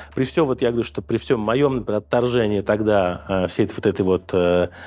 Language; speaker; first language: Russian; native; Russian